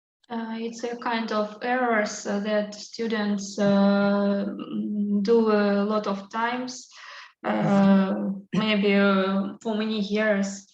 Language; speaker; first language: English; non-native, learner; Russian